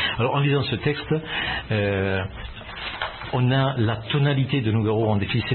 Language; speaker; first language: French; native; French